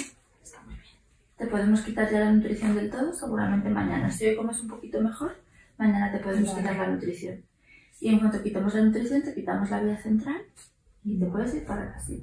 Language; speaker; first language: Spanish; native; Spanish